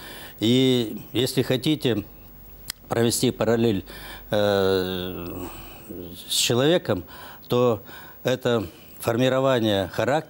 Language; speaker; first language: Russian; native; Russian